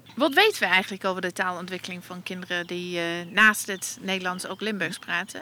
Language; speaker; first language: Dutch; non-native, fluent; English